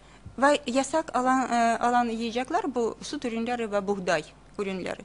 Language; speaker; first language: Turkish; non-native, fluent; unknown